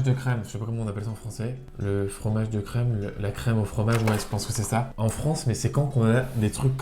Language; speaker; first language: French; native; French